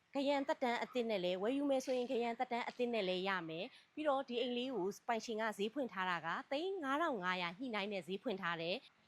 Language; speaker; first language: Burmese; native; Burmese